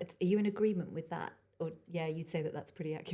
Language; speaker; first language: English; native; English